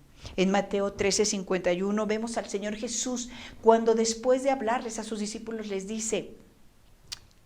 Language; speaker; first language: Spanish; native; Spanish